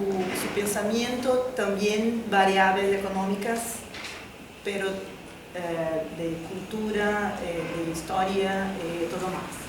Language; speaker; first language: Spanish; non-native, fluent; Portuguese